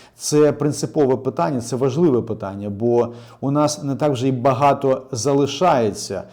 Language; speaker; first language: Ukrainian; native; Ukrainian